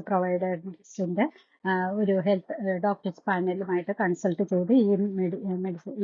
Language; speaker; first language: Malayalam; native; Malayalam